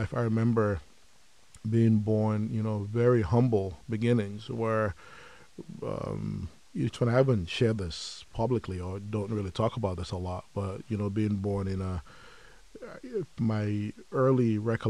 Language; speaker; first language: English; non-native, local second language; Yoruba